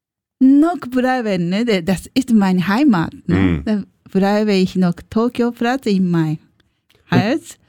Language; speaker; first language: German; non-native, learner; Japanese